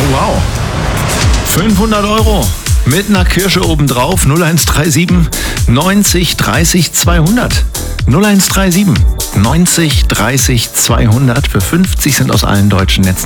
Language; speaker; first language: German; native; German